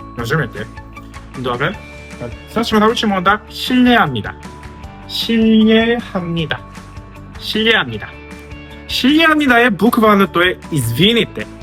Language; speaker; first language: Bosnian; non-native, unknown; Korean